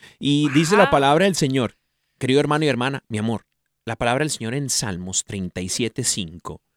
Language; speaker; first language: Spanish; early bilingual, heritage; Spanish